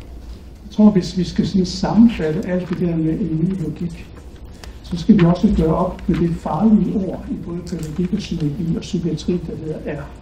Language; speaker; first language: Danish; native; Danish